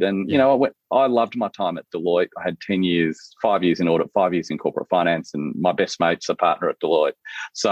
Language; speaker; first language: English; native; English